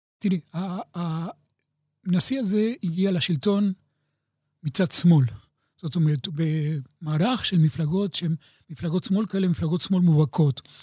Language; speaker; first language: Hebrew; native; Hebrew